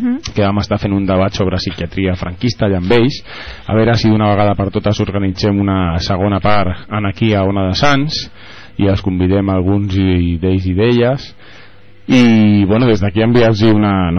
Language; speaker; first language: Catalan; native; Catalan